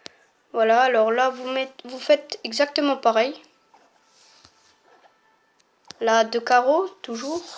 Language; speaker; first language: French; native; French